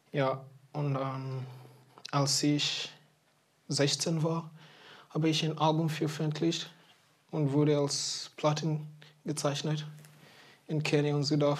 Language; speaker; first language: German; non-native, fluent; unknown